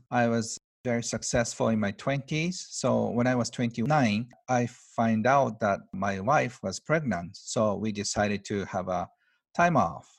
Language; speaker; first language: English; non-native, fluent; Japanese